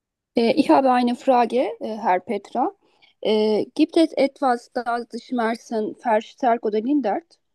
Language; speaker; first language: German; non-native, learner; Turkish